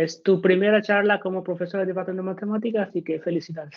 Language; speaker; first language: Spanish; non-native, fluent; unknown